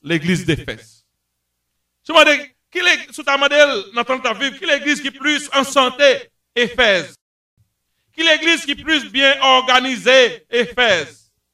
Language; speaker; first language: French; native; French